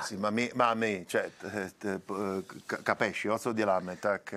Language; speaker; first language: Czech; non-native, learner; Italian